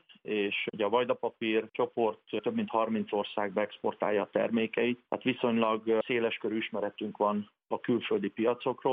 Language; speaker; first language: Hungarian; native; Hungarian